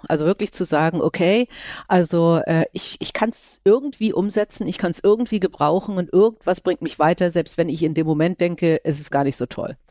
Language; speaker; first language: German; native; German